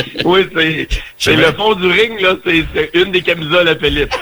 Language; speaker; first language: French; native; French